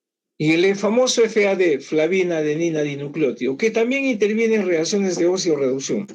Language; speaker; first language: Spanish; native; Spanish